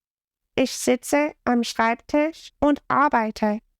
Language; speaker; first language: German; non-native, fluent; English